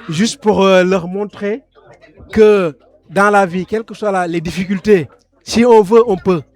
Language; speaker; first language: French; non-native, local second language; Wolof